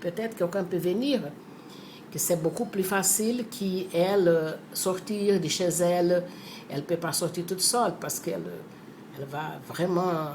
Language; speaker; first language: French; non-native, fluent; Portuguese